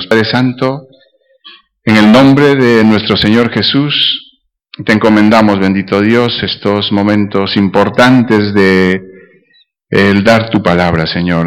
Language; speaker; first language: Spanish; native; Spanish